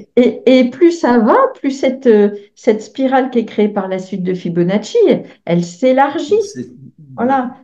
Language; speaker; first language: French; native; French